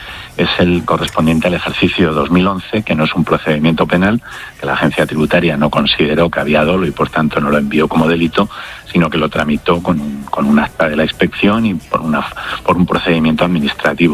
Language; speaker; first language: Spanish; native; Spanish